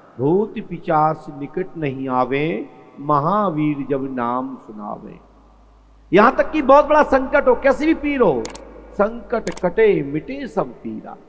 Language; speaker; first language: Hindi; native; Hindi